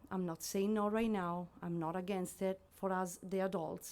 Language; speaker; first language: English; non-native, fluent; Italian